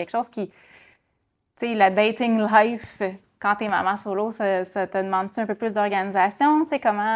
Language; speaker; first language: French; native; French